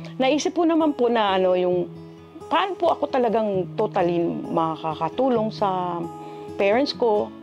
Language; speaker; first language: Filipino; non-native, local second language; Cebuano